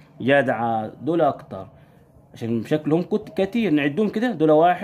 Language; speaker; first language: Arabic; native; Arabic